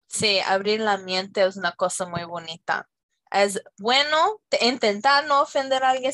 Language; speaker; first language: Spanish; non-native, fluent; English